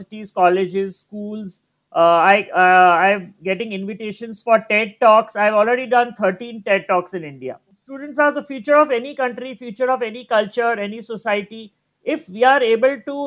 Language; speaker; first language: English; non-native, local second language; Gujarati